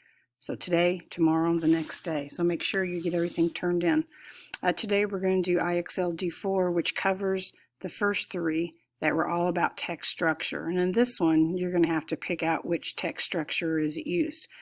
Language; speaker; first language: English; native; English